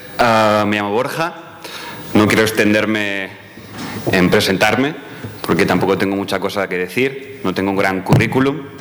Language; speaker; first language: Spanish; non-native, local second language; Catalan